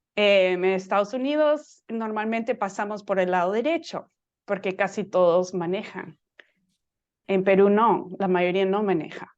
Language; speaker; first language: Spanish; non-native, fluent; English